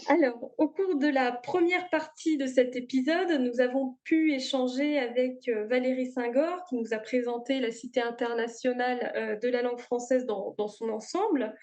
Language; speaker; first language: French; native; French